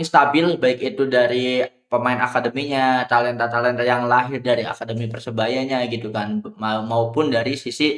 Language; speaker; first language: Indonesian; native; Indonesian